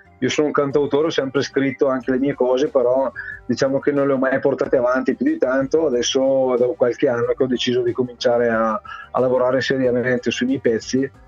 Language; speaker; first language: Italian; native; Italian